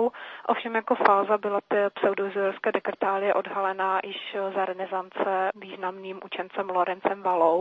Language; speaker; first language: Czech; native; Czech